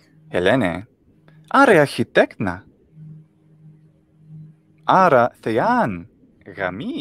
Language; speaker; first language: Greek; non-native, fluent; English